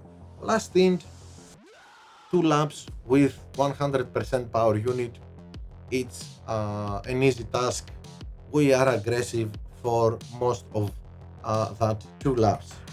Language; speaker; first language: English; non-native, fluent; Greek